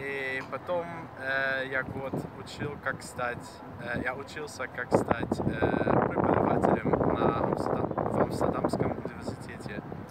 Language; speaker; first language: Russian; non-native, fluent; Dutch